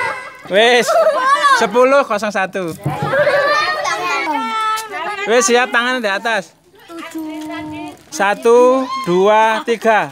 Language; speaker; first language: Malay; non-native, local second language; Javanese